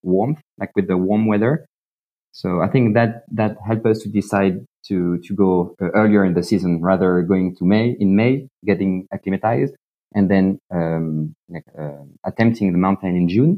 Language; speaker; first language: English; non-native, fluent; French